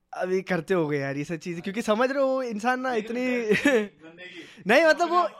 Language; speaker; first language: Hindi; native; Hindi